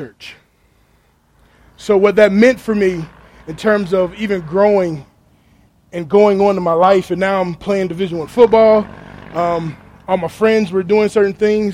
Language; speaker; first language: English; native; English